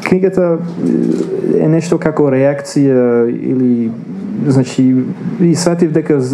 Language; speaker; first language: Macedonian; non-native, fluent; English